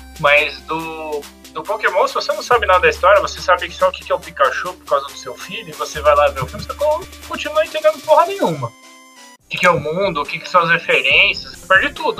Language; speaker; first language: Portuguese; native; Portuguese